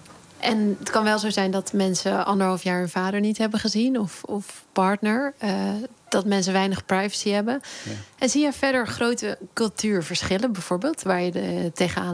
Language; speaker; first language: Dutch; native; Dutch